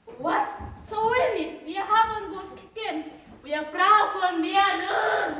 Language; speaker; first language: German; non-native, learner; Mongolian